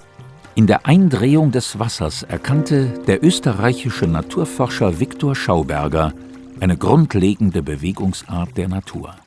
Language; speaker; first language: German; native; German